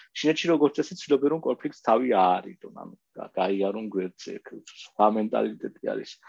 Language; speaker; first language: Georgian; native; Georgian